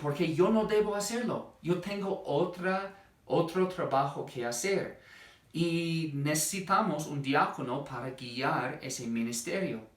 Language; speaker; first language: Spanish; non-native, fluent; English